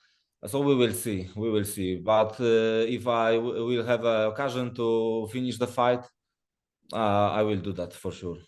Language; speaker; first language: English; non-native, learner; Polish